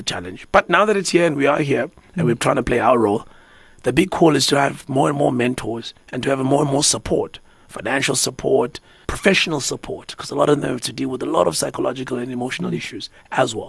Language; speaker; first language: English; non-native, local second language; Zulu